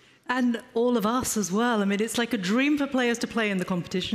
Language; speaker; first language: English; native; English